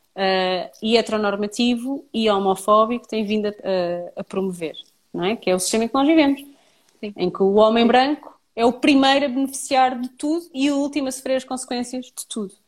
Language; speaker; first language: Portuguese; native; Portuguese